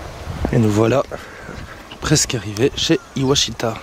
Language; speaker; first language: French; native; French